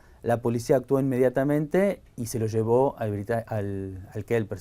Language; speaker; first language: Spanish; native; Spanish